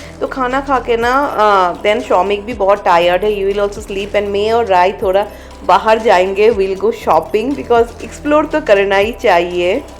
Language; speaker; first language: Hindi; non-native, local second language; Bangla